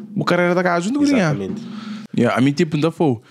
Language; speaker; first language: Portuguese; non-native, local second language; Kabuverdianu